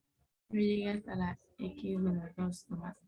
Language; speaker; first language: Spanish; native; Spanish